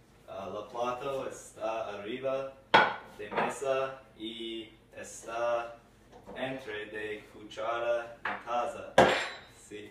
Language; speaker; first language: Spanish; non-native, learner; English